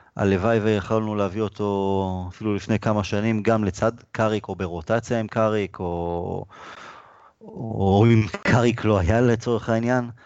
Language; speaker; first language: Hebrew; native; Hebrew